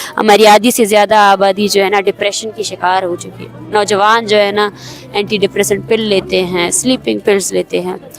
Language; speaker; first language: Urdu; non-native, local second language; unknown